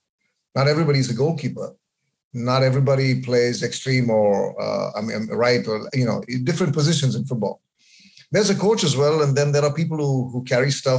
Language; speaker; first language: English; non-native, local second language; Malayalam